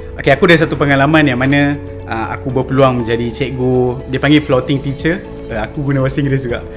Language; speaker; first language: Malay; native; Malay